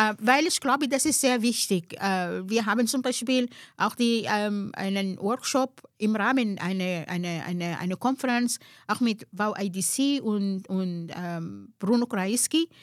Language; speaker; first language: German; non-native, fluent; Arabic